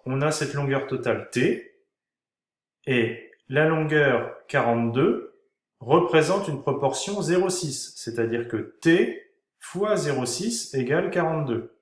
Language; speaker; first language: French; native; French